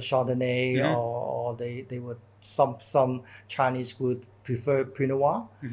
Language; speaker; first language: English; non-native, local second language; Cantonese